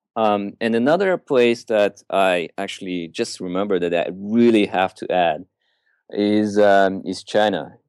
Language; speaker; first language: English; early bilingual, other home language; Russian